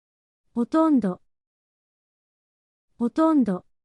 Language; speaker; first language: Japanese; native; Japanese